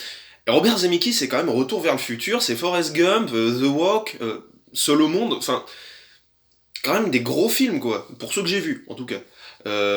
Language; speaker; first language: French; native; French